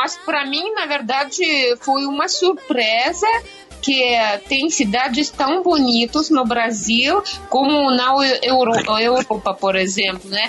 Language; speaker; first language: Portuguese; non-native, learner; Russian